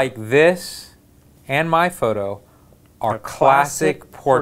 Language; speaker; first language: English; native; English